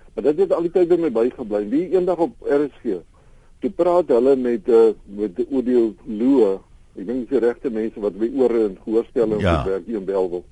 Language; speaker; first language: Afrikaans; native; Afrikaans